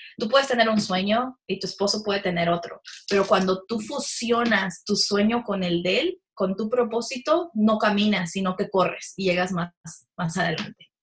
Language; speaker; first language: Spanish; early bilingual, heritage; Spanish